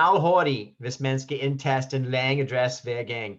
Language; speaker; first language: Danish; non-native, fluent; English